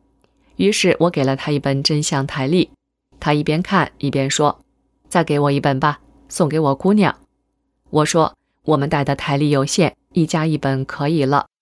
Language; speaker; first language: Chinese; native; Chinese